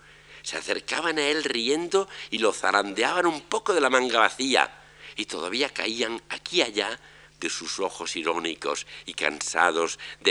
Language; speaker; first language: Spanish; native; Spanish